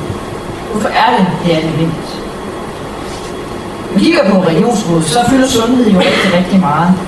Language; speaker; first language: Danish; native; Danish